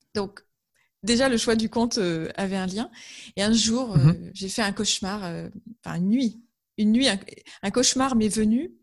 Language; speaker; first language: French; native; French